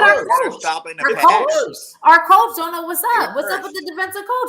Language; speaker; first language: English; native; English